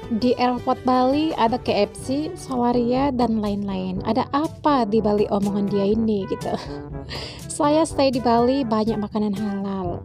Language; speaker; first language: Indonesian; native; Indonesian